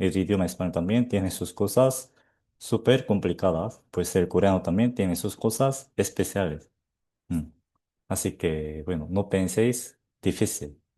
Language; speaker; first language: Spanish; non-native, fluent; Korean